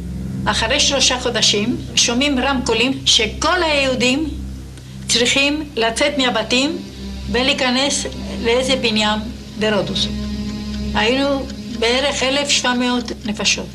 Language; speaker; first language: Hebrew; non-native, fluent; Ladino